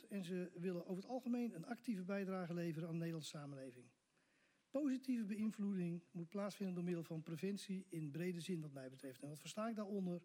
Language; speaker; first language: Dutch; native; Dutch